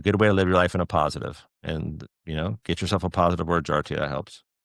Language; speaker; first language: English; native; English